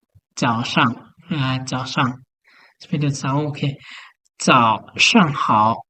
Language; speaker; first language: Chinese; non-native, fluent; Lao